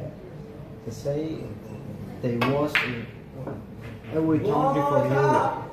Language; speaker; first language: English; non-native, learner; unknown